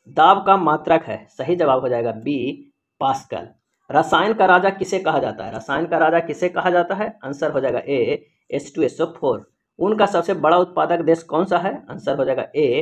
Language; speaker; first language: Hindi; native; Hindi